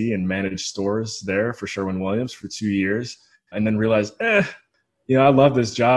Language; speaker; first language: English; native; English